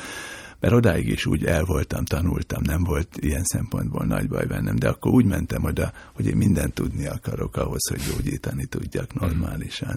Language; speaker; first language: Hungarian; native; Hungarian